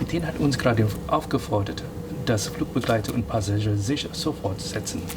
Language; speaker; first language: German; non-native, fluent; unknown